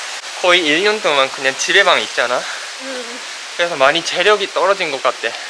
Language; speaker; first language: Korean; non-native, fluent; Japanese